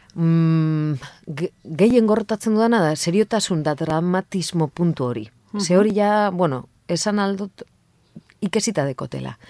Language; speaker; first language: Basque; non-native, local second language; Spanish